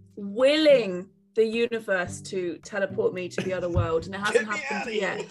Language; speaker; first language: English; native; English